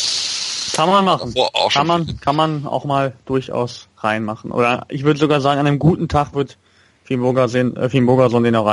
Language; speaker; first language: German; native; German